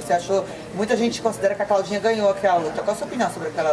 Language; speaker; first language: Portuguese; native; Portuguese